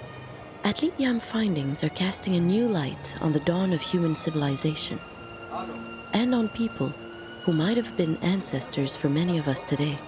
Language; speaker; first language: English; native; English